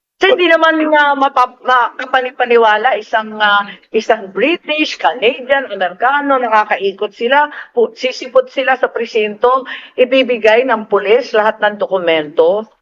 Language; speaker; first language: Filipino; native; Filipino